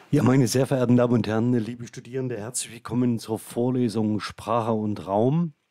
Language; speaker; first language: German; native; German